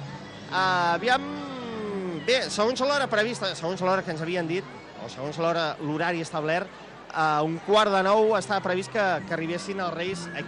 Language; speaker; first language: Catalan; native; Catalan